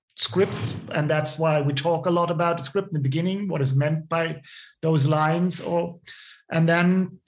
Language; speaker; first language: English; non-native, fluent; German